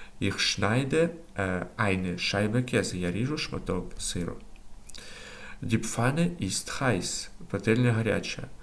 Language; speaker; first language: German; non-native, learner; Ukrainian